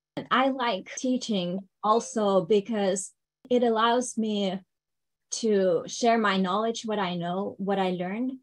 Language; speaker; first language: English; non-native, fluent; Ukrainian